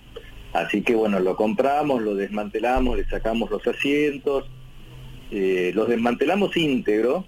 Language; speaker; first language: Spanish; native; Spanish